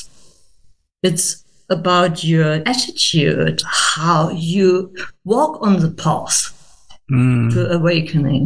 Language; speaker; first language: English; non-native, fluent; German